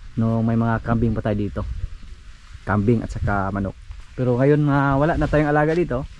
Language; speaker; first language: Filipino; non-native, local second language; Cebuano